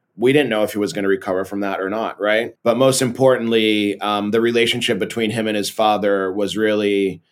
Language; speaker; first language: English; early bilingual, other home language; Portuguese